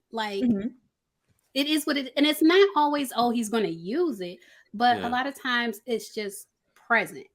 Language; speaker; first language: English; native; English